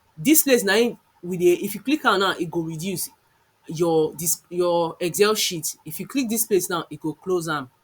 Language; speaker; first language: Nigerian Pidgin; non-native, local second language; Yoruba